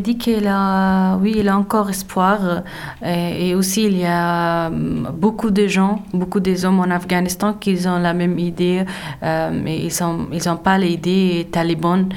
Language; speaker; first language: French; non-native, learner; Persian